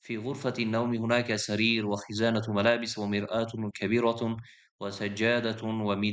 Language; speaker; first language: Arabic; non-native, fluent; Uzbek